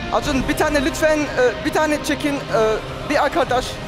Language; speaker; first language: Turkish; non-native, learner; German